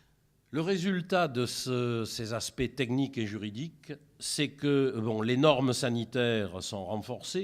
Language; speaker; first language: French; native; French